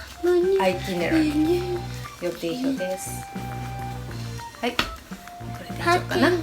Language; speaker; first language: Japanese; native; Japanese